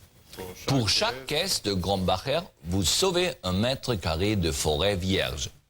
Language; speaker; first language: French; non-native, learner; German